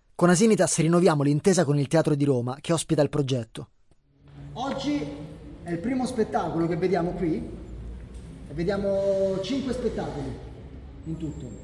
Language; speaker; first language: Italian; native; Italian